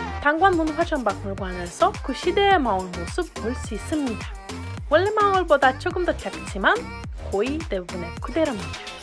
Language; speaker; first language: Korean; non-native, fluent; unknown